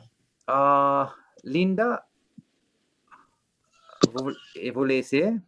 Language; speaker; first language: French; non-native, fluent; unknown